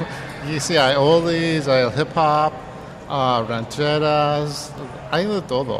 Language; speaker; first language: Spanish; early bilingual, heritage; English